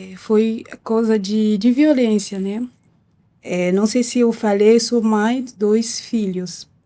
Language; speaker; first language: Portuguese; non-native, learner; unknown